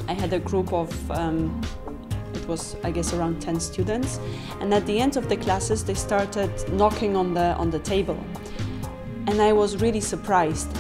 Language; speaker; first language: English; non-native, fluent; Polish